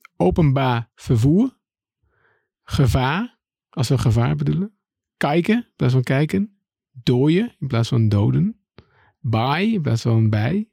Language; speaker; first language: Dutch; native; Dutch